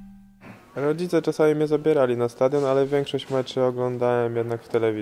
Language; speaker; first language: Polish; native; Polish